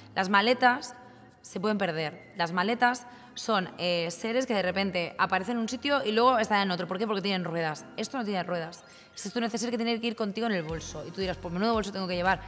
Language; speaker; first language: Spanish; native; Spanish